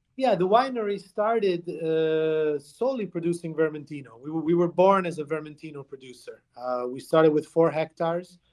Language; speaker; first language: English; early bilingual, other home language; Italian